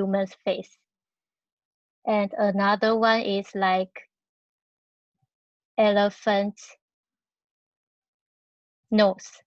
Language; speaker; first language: English; non-native, learner; Chinese